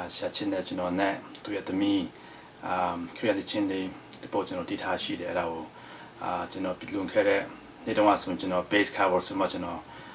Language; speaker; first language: Burmese; non-native, local second language; Hakha Chin